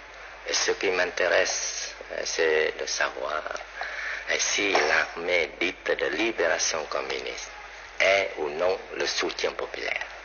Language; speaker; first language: French; non-native, local second language; Vietnamese